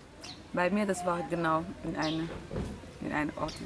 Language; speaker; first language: German; non-native, learner; French